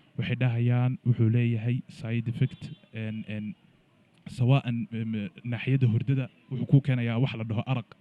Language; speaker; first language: Somali; early bilingual, heritage; Somali